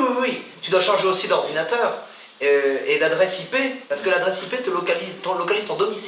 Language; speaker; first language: French; native; French